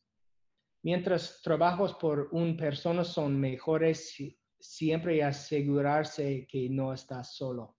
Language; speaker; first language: Spanish; non-native, learner; English